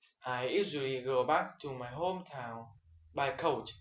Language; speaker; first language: English; non-native, learner; Vietnamese